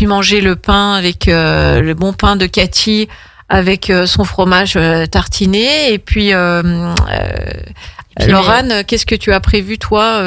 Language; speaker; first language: French; native; French